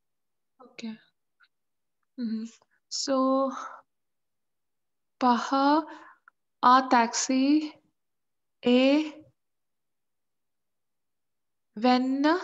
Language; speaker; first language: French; non-native, learner; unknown